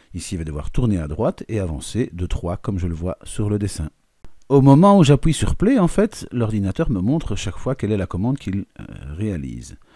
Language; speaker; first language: French; native; French